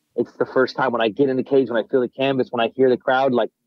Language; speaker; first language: English; native; English